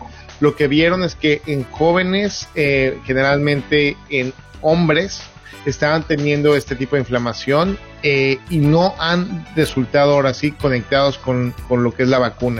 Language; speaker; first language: Spanish; native; Spanish